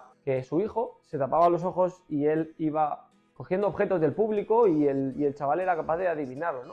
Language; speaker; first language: Spanish; native; Spanish